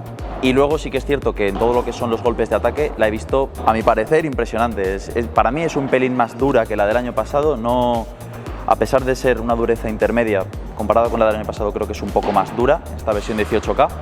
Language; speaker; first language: Spanish; native; Spanish